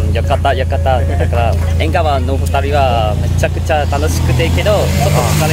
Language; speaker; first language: Japanese; non-native, learner; Malay